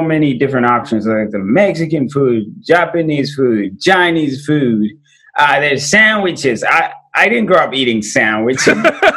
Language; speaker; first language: English; non-native, local second language; Ganda